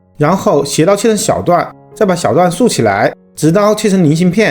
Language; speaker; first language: Chinese; native; Chinese